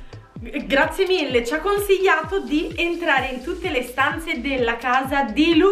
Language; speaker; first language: Italian; native; Italian